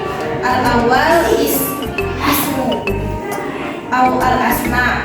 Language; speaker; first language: Arabic; non-native, learner; Indonesian